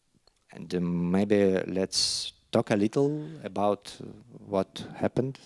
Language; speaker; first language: English; non-native, learner; Russian